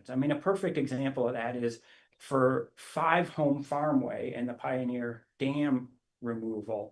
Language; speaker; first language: English; native; English